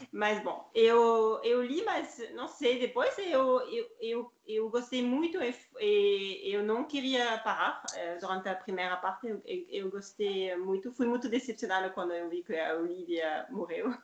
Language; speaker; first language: Portuguese; non-native, learner; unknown